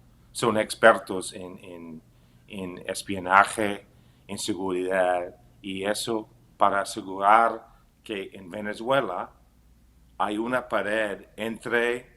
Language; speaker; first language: Spanish; non-native, fluent; English